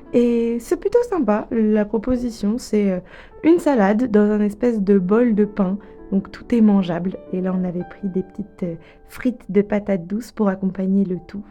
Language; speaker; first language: French; native; French